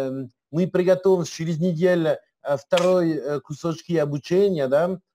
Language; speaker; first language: Russian; non-native, learner; French